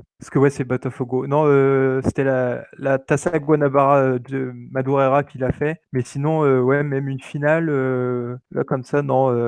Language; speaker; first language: French; native; French